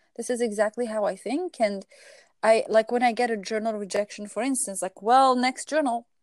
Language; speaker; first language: English; non-native, fluent; Arabic